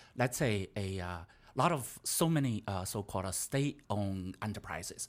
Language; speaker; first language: English; non-native, fluent; Chinese